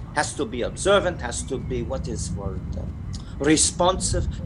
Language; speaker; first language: English; non-native, fluent; Russian